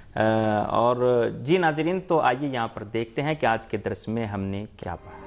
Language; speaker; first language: Urdu; native; Urdu